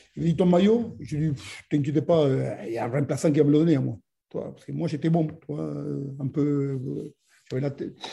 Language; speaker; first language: French; non-native, fluent; Spanish